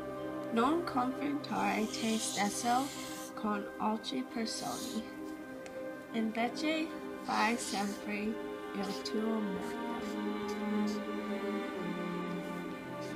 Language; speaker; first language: Italian; non-native, learner; English